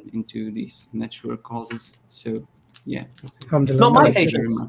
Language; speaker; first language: English; non-native, fluent; German